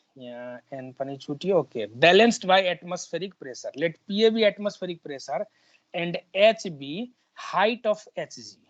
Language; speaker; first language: English; non-native, local second language; Nepali